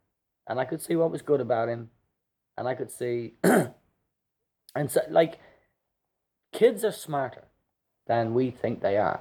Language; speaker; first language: English; native; English